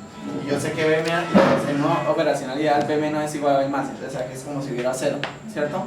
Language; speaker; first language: Spanish; native; Spanish